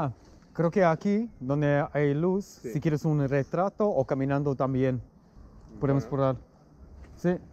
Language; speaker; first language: Spanish; non-native, local second language; English